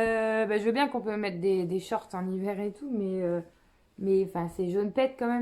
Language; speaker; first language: French; native; French